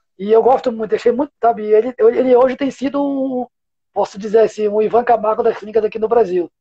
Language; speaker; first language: Portuguese; native; Portuguese